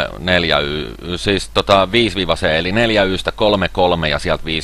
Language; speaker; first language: Finnish; native; Finnish